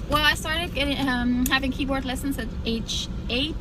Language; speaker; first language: English; early bilingual, other home language; German